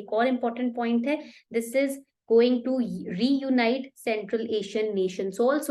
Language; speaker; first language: Hindi; native; Hindi